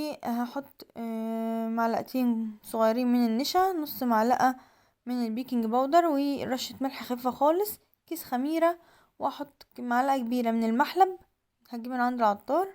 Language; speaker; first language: Arabic; native; Arabic